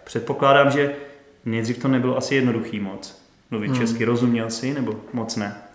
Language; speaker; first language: Czech; native; Czech